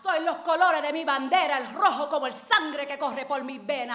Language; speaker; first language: Spanish; early bilingual, heritage; Spanish